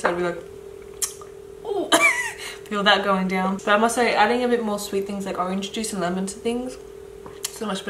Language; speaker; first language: English; native; English